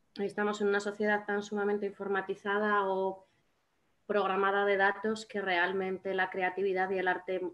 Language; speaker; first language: Spanish; native; Spanish